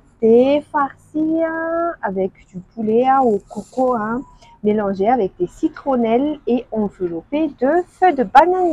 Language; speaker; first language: French; non-native, local second language; Malagasy